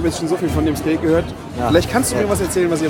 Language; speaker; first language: German; native; German